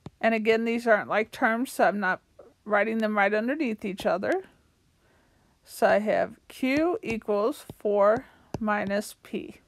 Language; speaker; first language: English; native; English